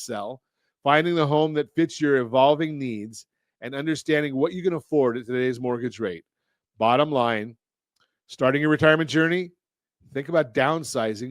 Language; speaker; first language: English; native; English